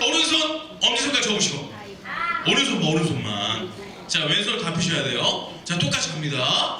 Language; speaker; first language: Korean; native; Korean